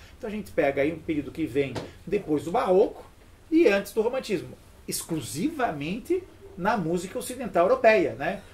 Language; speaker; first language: Portuguese; early bilingual, other home language; French